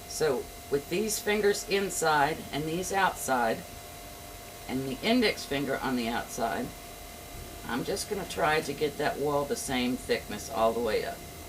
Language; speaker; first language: English; native; English